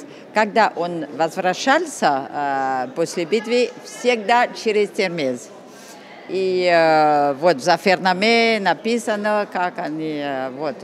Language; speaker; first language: Russian; non-native, fluent; French